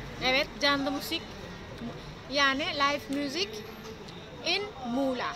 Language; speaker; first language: Turkish; non-native, learner; Indonesian